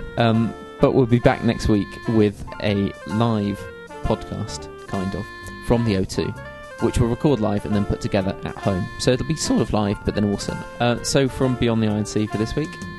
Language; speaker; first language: English; native; English